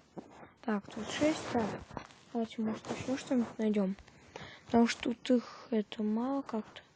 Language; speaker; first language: Russian; native; Russian